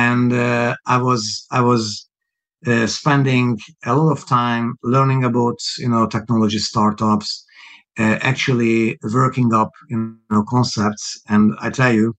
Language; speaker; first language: English; non-native, fluent; Hungarian